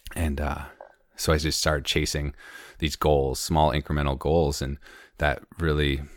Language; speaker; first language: English; native; English